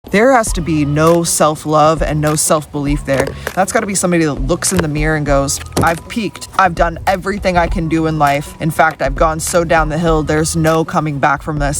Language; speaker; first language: English; native; English